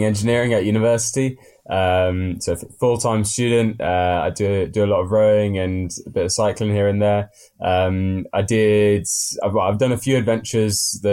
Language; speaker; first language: English; native; English